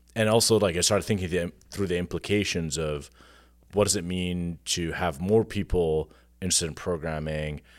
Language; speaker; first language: English; non-native, fluent; Arabic